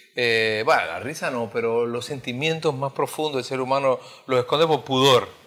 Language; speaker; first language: Spanish; native; Spanish